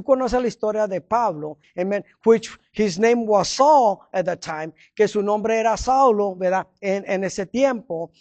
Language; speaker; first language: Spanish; early bilingual, heritage; Spanish